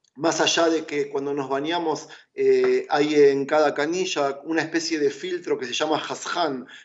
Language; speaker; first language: Spanish; native; Spanish